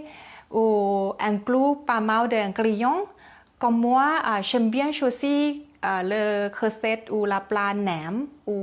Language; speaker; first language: French; non-native, learner; Thai